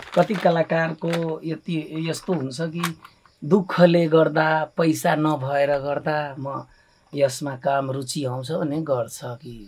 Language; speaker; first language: Nepali; non-native, local second language; Maithili